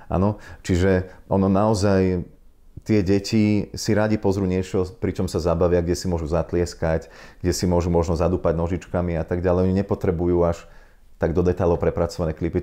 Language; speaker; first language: Slovak; native; Slovak